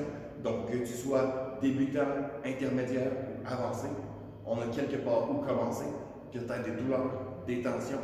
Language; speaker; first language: French; native; French